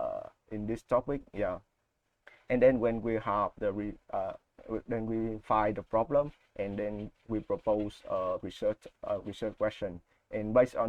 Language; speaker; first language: English; non-native, learner; Vietnamese